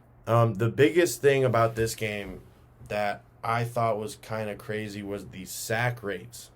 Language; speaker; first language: English; native; English